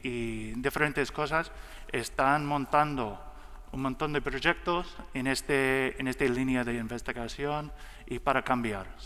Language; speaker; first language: Spanish; non-native, learner; English